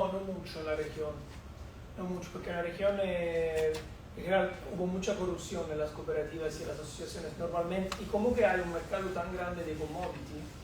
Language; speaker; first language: Spanish; non-native, fluent; Portuguese